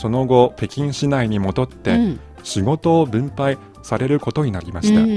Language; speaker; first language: Japanese; non-native, fluent; Chinese